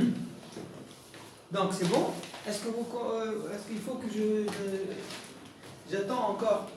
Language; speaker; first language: French; non-native, local second language; Arabic